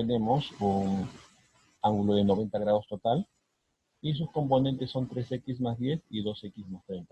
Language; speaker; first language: Spanish; native; Spanish